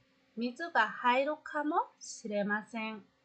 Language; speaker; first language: Japanese; non-native, fluent; Mongolian